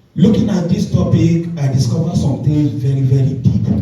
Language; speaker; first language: English; non-native, local second language; Yoruba